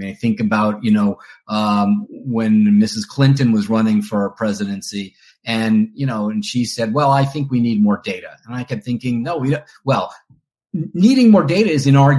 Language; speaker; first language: English; native; English